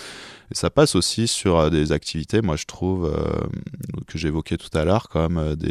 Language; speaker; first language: French; native; French